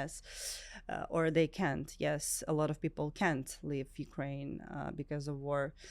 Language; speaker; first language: English; non-native, learner; Ukrainian